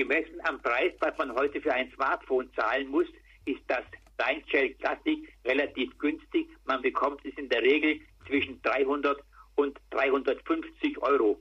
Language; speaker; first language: German; native; German